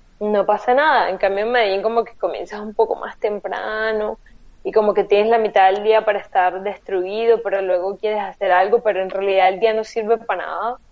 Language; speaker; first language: Spanish; native; Spanish